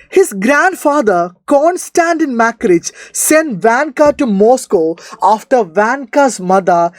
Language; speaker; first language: English; non-native, local second language; Malayalam